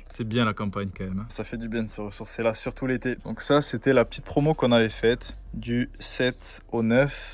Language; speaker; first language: French; native; French